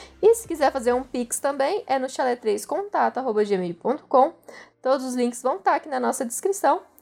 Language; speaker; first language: Portuguese; native; Portuguese